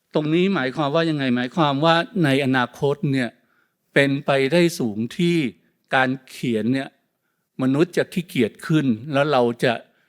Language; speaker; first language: Thai; native; Thai